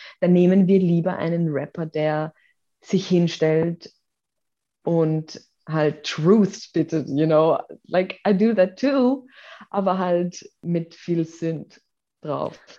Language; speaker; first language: German; native; German